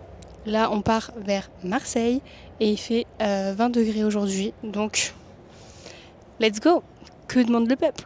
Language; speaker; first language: French; native; French